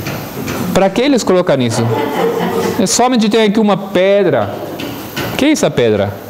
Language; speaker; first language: Portuguese; non-native, fluent; Spanish